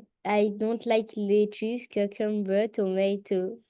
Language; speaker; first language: English; non-native, learner; French